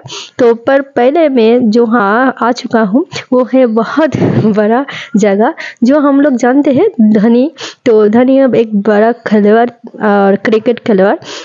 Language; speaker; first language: Hindi; non-native, local second language; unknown